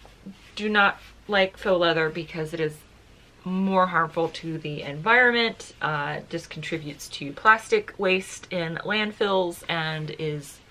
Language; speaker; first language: English; native; English